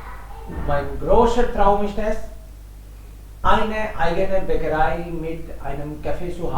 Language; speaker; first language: German; non-native, fluent; Hindi